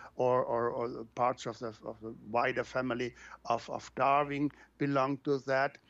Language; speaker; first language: English; non-native, fluent; German